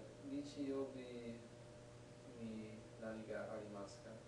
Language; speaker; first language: Japanese; non-native, learner; English